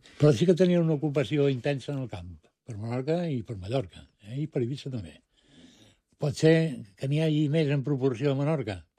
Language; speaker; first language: Catalan; early bilingual, other home language; Spanish